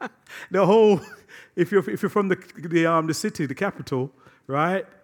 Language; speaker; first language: English; native; English